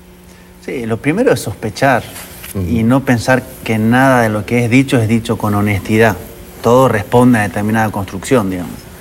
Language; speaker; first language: Spanish; native; Spanish